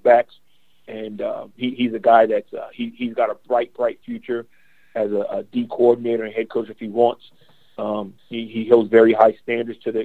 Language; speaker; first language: English; native; English